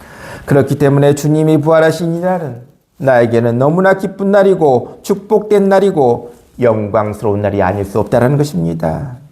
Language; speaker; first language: Korean; native; Korean